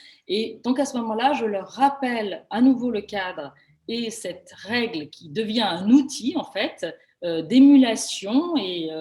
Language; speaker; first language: French; native; French